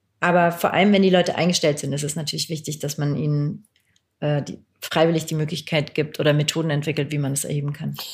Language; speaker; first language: German; early bilingual, other home language; Turkish